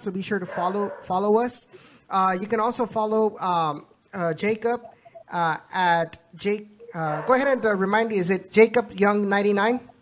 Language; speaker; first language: English; early bilingual, other home language; Spanish